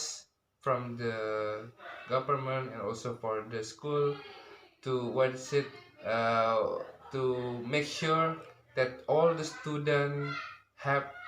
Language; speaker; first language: English; non-native, learner; Indonesian